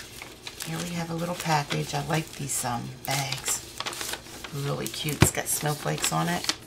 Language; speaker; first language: English; native; English